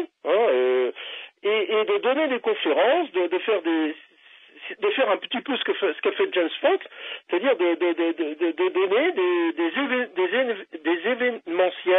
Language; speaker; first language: French; native; French